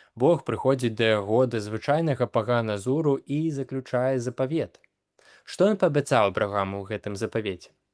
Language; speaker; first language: Belarusian; native; Belarusian